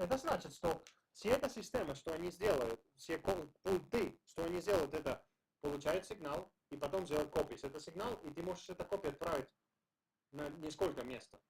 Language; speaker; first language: Russian; non-native, learner; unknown